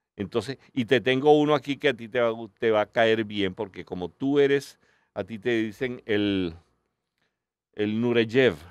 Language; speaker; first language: Spanish; native; Spanish